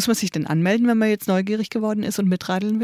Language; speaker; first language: German; native; German